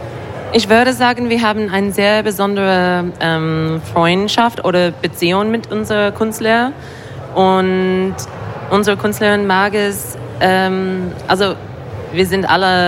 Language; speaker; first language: German; non-native, fluent; English